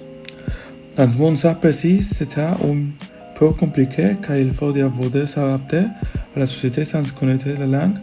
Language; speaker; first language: French; non-native, learner; Spanish